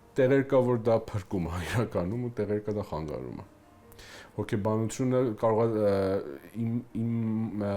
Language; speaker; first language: Armenian; early bilingual, heritage; Armenian